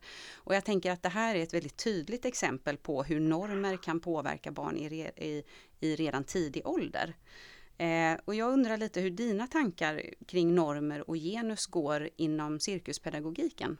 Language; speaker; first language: Swedish; native; Swedish